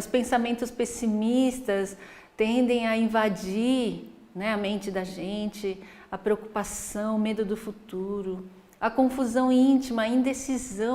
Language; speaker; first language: Portuguese; native; Portuguese